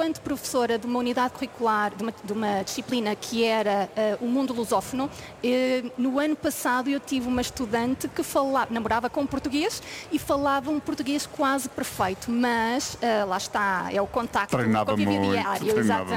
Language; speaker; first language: Portuguese; native; Portuguese